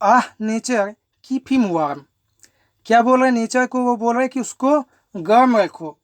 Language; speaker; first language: Hindi; non-native, local second language; Bangla